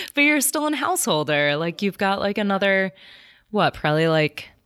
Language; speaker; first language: English; native; English